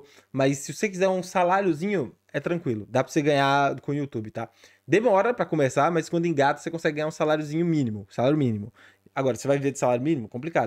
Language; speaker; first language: Portuguese; native; Portuguese